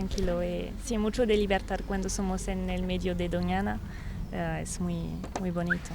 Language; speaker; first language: Spanish; non-native, learner; French